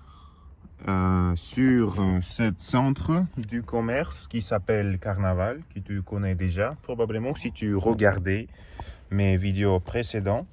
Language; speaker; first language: French; non-native, learner; Russian